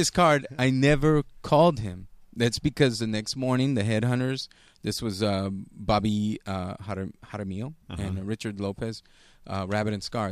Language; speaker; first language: English; native; English